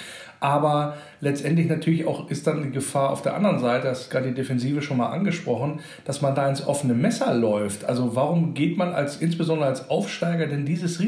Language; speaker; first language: German; native; German